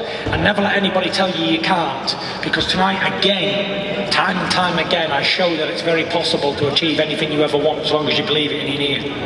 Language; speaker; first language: English; native; English